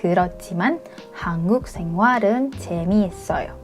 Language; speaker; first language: Korean; non-native, fluent; Indonesian